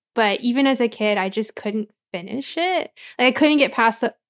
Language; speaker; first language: English; native; English